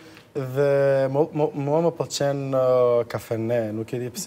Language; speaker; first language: Albanian; non-native, learner; Serbian